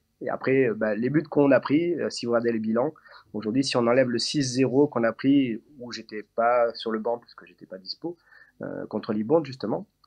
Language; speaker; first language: French; native; French